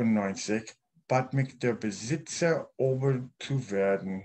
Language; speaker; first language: German; non-native, learner; English